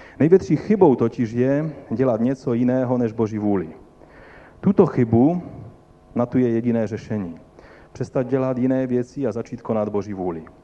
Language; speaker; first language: Czech; non-native, local second language; Polish